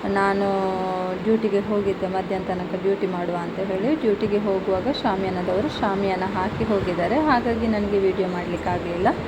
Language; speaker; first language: Kannada; non-native, local second language; Konkani